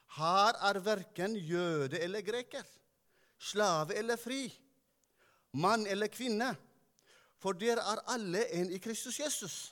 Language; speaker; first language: Norwegian; non-native, fluent; Tigrinya